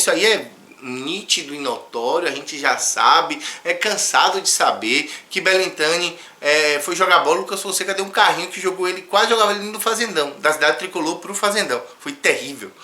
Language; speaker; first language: Portuguese; native; Portuguese